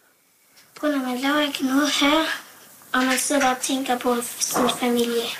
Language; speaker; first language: Danish; early bilingual, heritage; Danish